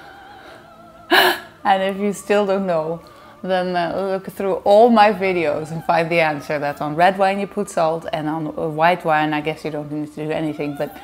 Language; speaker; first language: English; non-native, fluent; Dutch